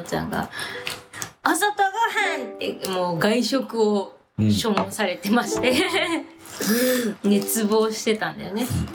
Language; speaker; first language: Japanese; native; Japanese